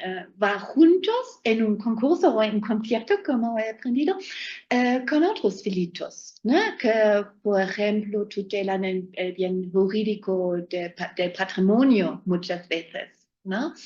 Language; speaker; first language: Spanish; non-native, fluent; German